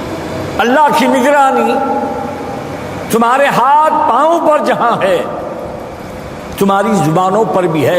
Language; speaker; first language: Urdu; native; Urdu